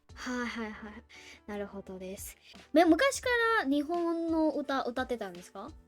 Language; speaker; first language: Japanese; non-native, fluent; Burmese